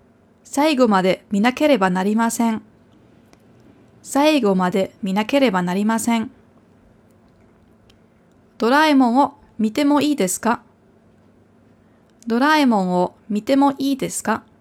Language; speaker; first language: Japanese; non-native, fluent; German